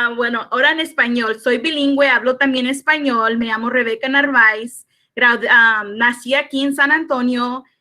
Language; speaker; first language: Spanish; early bilingual, other home language; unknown